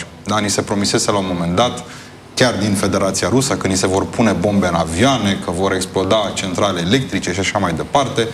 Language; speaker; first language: Romanian; native; Romanian